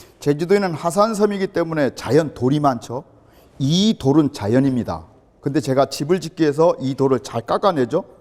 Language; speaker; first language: Korean; native; Korean